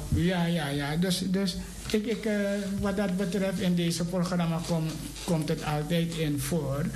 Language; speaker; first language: Dutch; native; Dutch